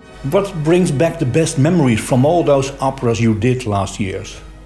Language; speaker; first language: English; non-native, fluent; Dutch